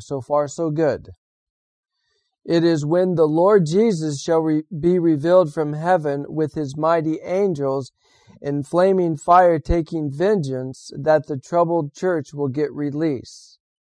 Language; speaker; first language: English; native; English